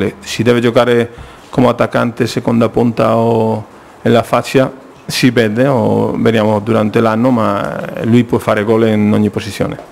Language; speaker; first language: Italian; non-native, fluent; Spanish